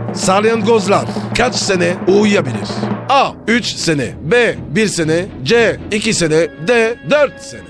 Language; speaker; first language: Turkish; non-native, fluent; French